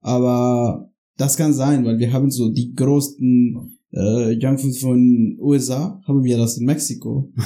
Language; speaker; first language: German; non-native, learner; Spanish